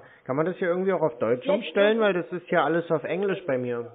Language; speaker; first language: German; native; German